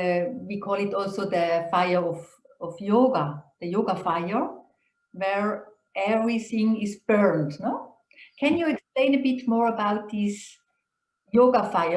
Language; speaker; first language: English; non-native, fluent; German